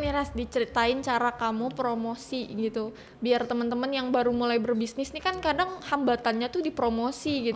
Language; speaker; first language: Indonesian; native; Indonesian